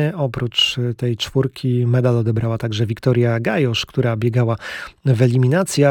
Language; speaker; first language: Polish; native; Polish